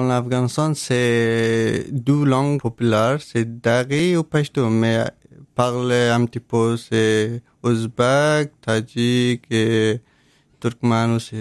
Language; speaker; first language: French; non-native, learner; Persian